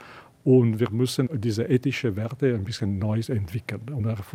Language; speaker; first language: German; non-native, learner; Italian